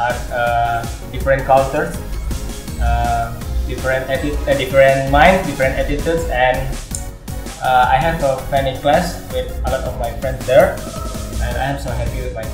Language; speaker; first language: English; non-native, learner; Indonesian